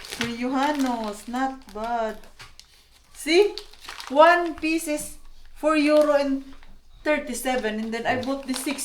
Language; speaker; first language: English; non-native, local second language; Filipino